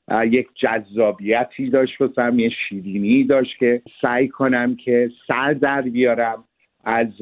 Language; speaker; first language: Persian; early bilingual, other home language; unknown